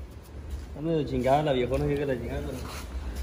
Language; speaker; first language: Spanish; native; Spanish